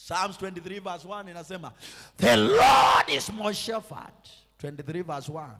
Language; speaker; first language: English; non-native, local second language; Swahili